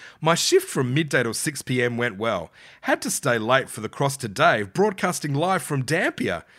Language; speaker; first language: English; native; English